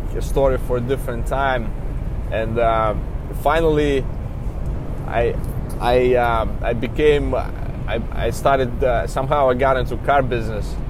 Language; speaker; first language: English; non-native, fluent; Russian